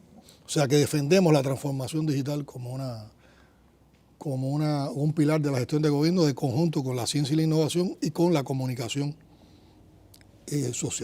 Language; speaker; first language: Spanish; native; Spanish